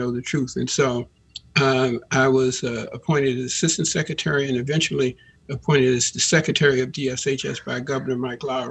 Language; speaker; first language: English; native; English